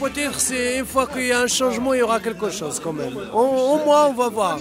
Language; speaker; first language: French; non-native, fluent; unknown